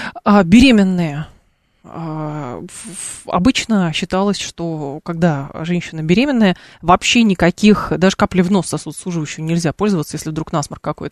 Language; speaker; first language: Russian; native; Russian